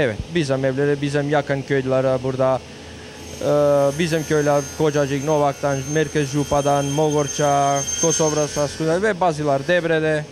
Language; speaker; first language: Turkish; non-native, local second language; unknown